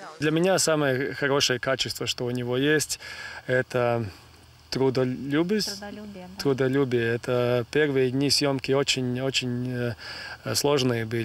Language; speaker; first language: Russian; non-native, local second language; Latvian